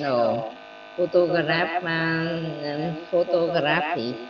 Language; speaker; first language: English; non-native, learner; Vietnamese